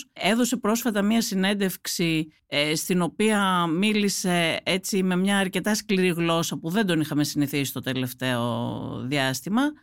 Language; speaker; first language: Greek; native; Greek